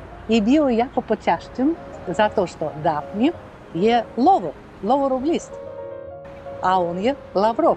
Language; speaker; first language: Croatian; non-native, fluent; Russian